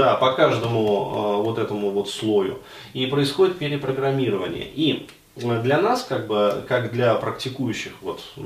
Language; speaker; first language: Russian; native; Russian